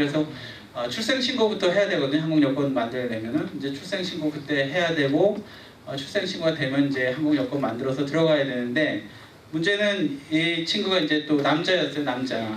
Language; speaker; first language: Korean; native; Korean